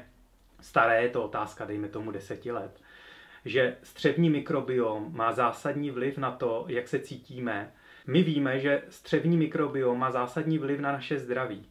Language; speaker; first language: Czech; native; Czech